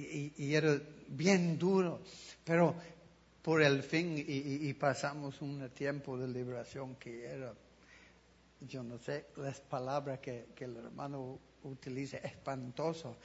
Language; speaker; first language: Spanish; non-native, learner; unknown